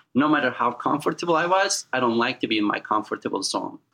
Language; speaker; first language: English; non-native, fluent; Turkish